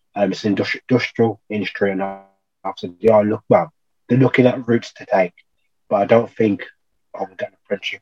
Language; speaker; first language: English; native; English